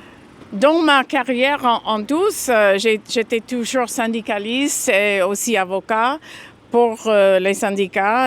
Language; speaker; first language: French; non-native, fluent; English